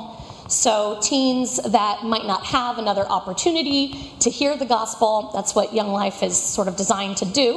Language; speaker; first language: English; native; English